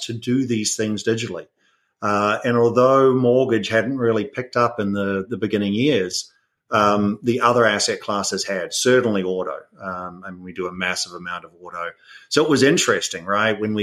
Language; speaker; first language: English; native; English